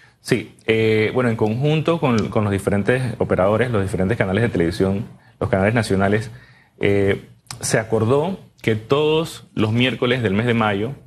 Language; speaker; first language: Spanish; native; Spanish